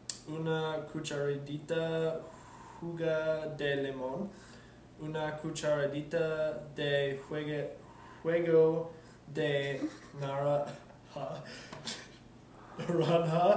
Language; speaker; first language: Spanish; non-native, learner; English